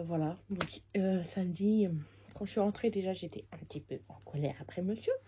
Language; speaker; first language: French; native; French